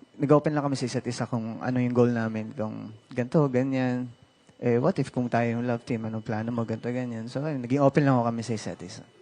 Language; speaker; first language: Filipino; native; Filipino